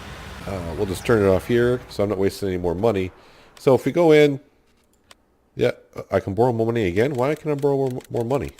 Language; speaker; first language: English; native; English